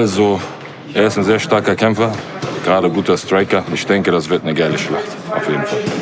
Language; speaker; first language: German; native; German